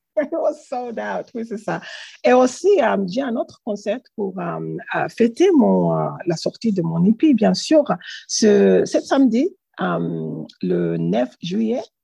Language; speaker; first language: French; non-native, learner; English